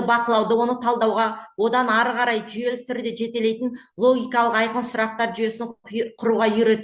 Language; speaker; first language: Kazakh; native; Kazakh